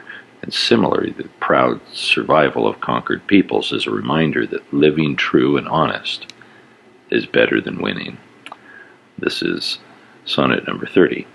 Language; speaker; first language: English; native; English